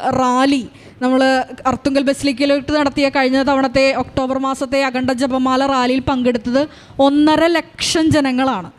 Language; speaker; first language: Malayalam; native; Malayalam